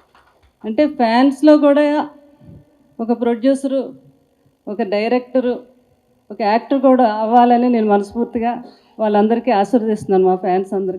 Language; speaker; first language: Telugu; native; Telugu